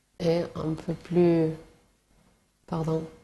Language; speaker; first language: French; non-native, learner; Spanish